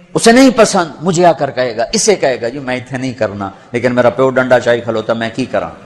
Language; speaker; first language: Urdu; non-native, local second language; Punjabi